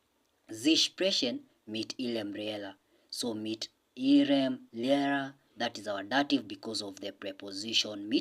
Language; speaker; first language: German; non-native, learner; English